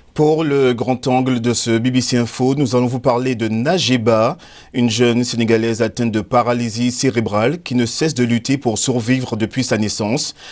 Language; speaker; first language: French; native; French